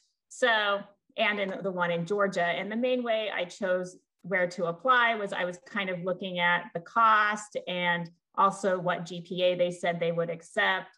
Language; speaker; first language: English; native; English